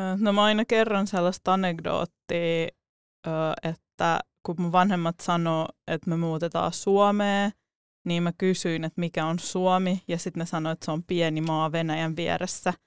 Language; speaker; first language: Finnish; early bilingual, other home language; Russian